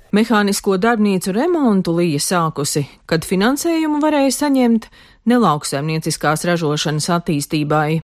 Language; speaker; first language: Latvian; native; Latvian